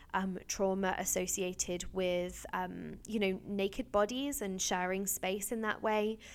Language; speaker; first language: English; native; English